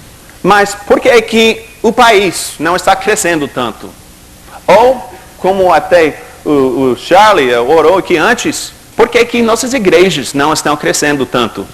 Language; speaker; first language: Portuguese; non-native, fluent; English